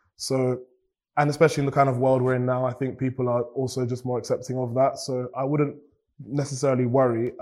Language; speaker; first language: English; native; English